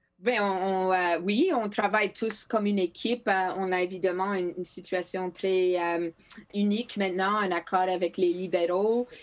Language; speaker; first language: French; non-native, local second language; Greek